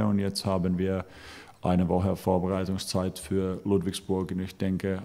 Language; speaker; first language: German; non-native, fluent; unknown